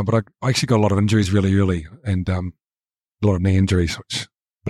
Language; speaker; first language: English; native; English